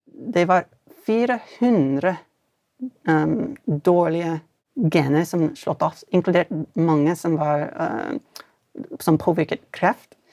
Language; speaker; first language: Norwegian; non-native, fluent; English